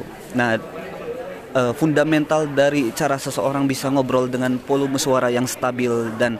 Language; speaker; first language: Indonesian; native; Indonesian